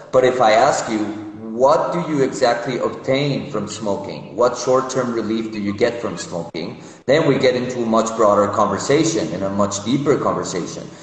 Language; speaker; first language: English; non-native, fluent; Spanish